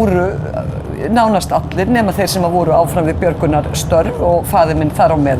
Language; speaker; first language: Icelandic; native; Icelandic